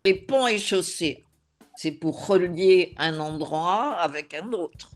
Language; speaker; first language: French; native; French